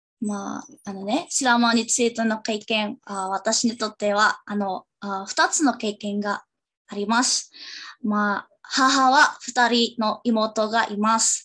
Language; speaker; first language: Japanese; non-native, learner; Indonesian